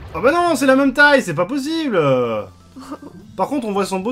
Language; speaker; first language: French; native; French